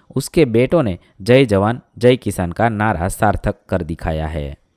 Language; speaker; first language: Hindi; non-native, local second language; Gujarati